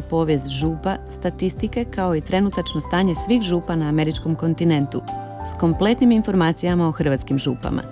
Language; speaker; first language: Croatian; native; Croatian